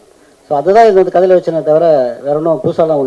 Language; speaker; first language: Tamil; native; Tamil